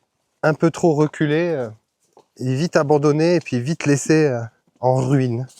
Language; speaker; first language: French; native; French